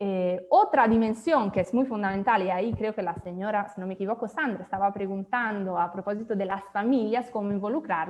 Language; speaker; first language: Spanish; native; Spanish